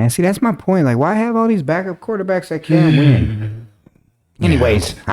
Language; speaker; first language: English; native; English